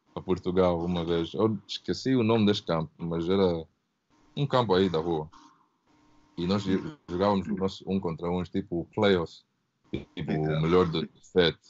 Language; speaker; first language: Portuguese; early bilingual, heritage; Portuguese